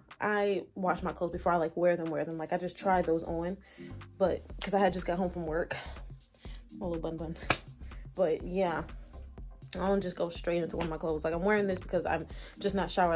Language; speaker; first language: English; native; English